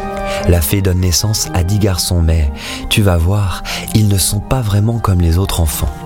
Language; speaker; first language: French; native; French